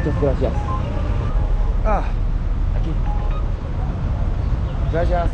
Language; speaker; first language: Spanish; non-native, learner; Korean